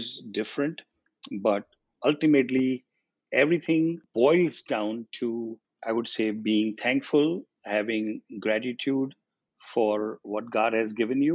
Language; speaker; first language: English; non-native, local second language; Gujarati